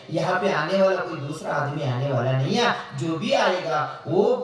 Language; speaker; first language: Hindi; non-native, local second language; Marathi